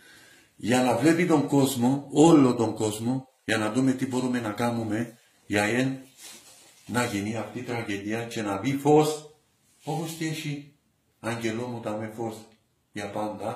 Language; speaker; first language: Greek; non-native, learner; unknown